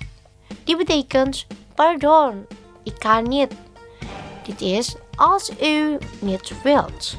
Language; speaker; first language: Dutch; non-native, learner; Indonesian